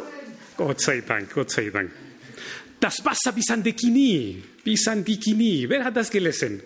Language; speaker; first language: German; non-native, fluent; Spanish